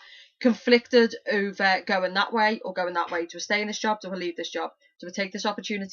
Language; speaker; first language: English; native; English